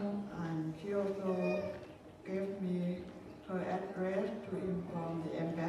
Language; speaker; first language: English; non-native, learner; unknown